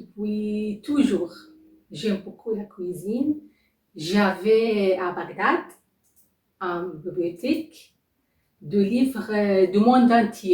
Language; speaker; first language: French; non-native, learner; Arabic